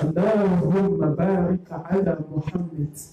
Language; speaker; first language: Arabic; non-native, fluent; Dyula